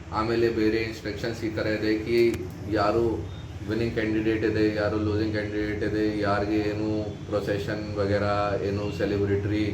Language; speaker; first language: Kannada; non-native, fluent; Hindi